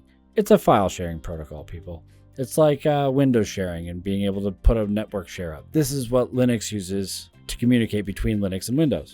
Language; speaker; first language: English; native; English